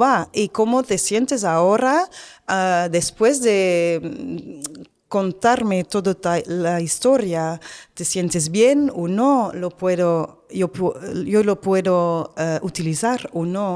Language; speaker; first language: Spanish; non-native, learner; Dutch